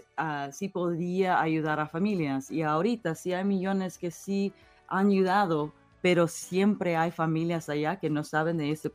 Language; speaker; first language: Spanish; early bilingual, heritage; English